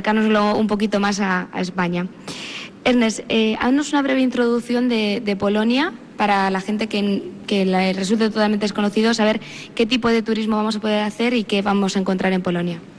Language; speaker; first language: Spanish; native; Spanish